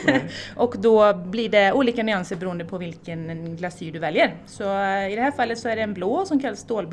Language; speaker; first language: Swedish; native; Swedish